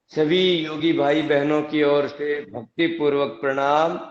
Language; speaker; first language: Hindi; non-native, local second language; Kannada